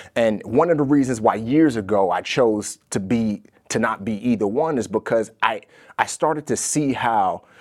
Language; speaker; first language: English; native; English